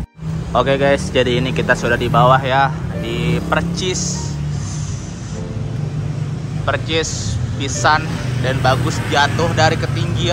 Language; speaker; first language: Indonesian; native; Indonesian